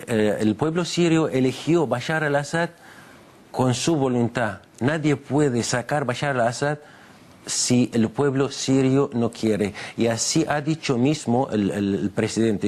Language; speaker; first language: Spanish; non-native, fluent; Arabic